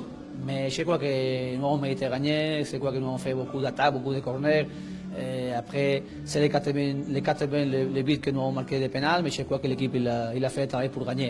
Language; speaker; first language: French; non-native, fluent; Spanish